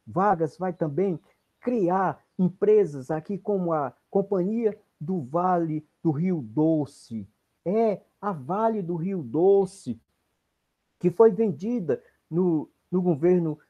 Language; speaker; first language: Portuguese; native; Portuguese